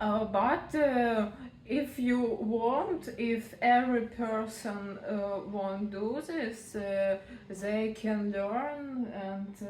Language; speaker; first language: English; non-native, learner; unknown